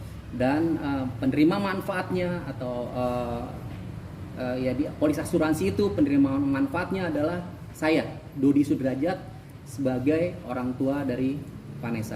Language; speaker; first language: Indonesian; native; Indonesian